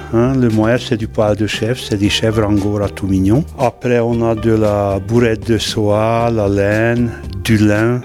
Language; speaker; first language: French; non-native, fluent; Hungarian